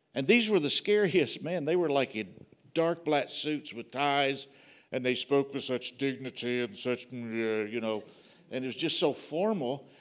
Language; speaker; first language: English; native; English